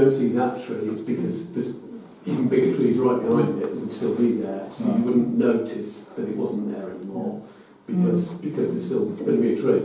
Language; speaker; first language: English; native; English